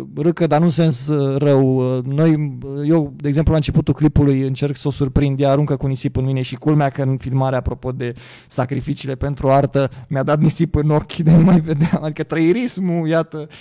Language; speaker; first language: Romanian; native; Romanian